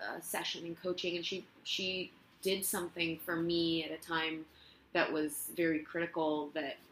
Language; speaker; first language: English; non-native, fluent; Spanish